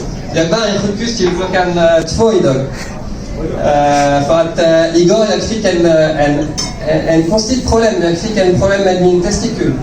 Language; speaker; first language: Swedish; non-native, learner; French